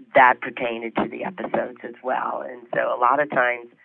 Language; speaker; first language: English; native; English